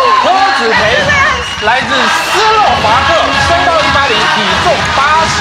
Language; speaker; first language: Chinese; native; Chinese